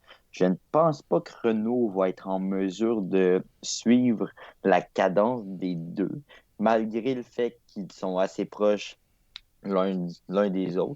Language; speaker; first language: French; native; French